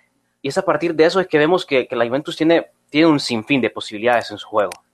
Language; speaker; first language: Spanish; native; Spanish